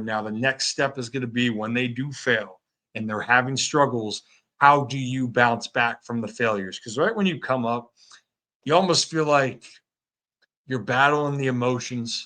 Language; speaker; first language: English; native; English